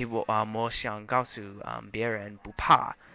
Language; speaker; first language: Chinese; non-native, learner; English